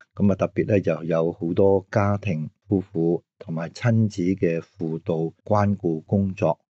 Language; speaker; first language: Cantonese; native; Cantonese